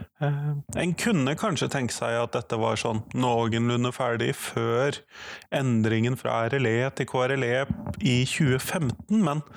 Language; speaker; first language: Norwegian; native; Norwegian